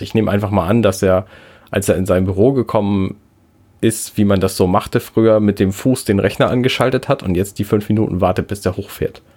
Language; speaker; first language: German; native; German